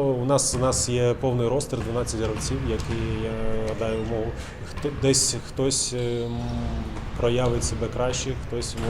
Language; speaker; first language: Ukrainian; non-native, local second language; Russian